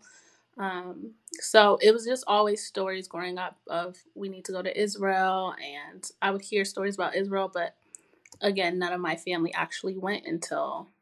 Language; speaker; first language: English; native; English